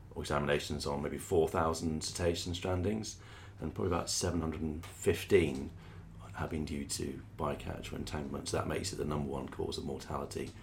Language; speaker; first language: English; native; English